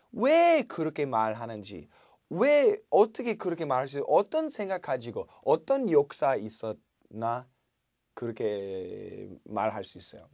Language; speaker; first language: Korean; non-native, fluent; English